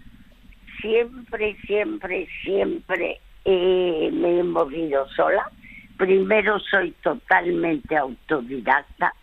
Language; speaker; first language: Spanish; early bilingual, other home language; French